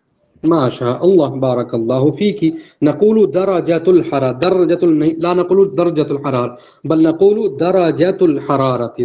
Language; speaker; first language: Arabic; non-native, fluent; Urdu